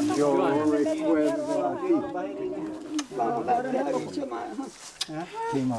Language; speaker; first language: Spanish; non-native, learner; English